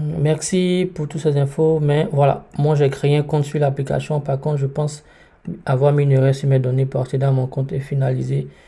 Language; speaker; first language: French; native; French